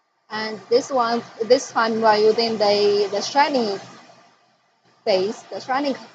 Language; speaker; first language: English; non-native, fluent; Chinese